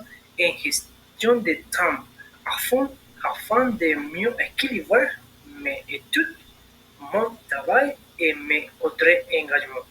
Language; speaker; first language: French; non-native, learner; Spanish